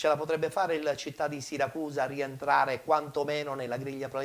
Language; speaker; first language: Italian; native; Italian